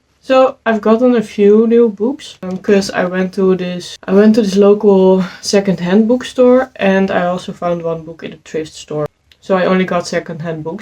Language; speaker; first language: English; non-native, fluent; Dutch